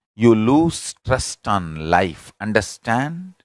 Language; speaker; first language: English; non-native, local second language; Tamil